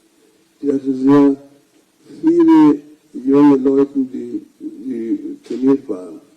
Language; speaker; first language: German; non-native, fluent; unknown